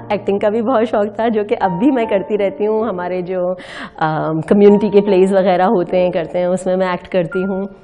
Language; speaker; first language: Urdu; native; Urdu